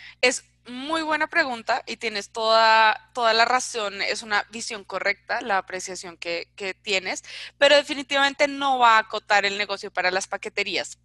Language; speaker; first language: Spanish; native; Spanish